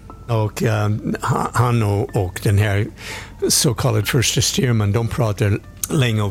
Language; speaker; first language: Swedish; non-native, fluent; English